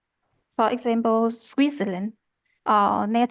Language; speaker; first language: English; non-native, learner; Vietnamese